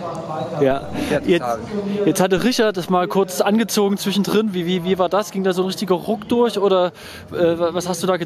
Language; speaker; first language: German; native; German